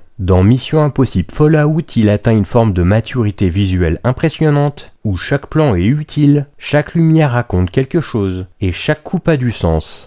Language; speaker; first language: French; native; French